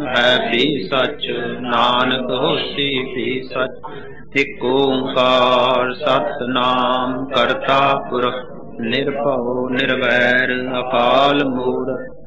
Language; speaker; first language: Hindi; non-native, local second language; Punjabi